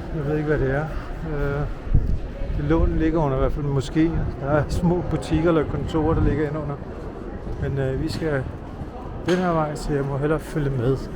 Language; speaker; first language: Danish; early bilingual, other home language; Urdu